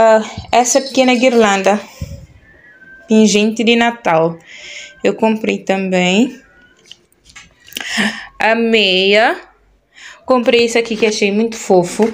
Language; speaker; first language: Portuguese; non-native, local second language; Kabuverdianu